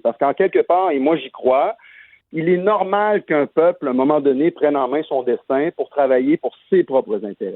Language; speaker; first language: French; native; French